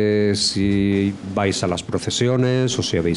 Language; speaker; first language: Spanish; native; Spanish